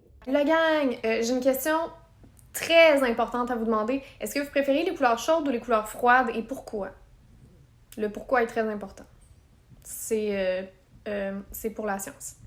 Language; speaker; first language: French; native; French